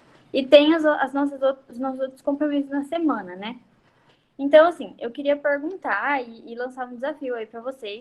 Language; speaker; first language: Portuguese; native; Portuguese